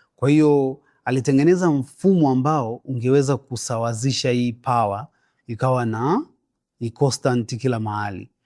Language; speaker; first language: Swahili; native; Swahili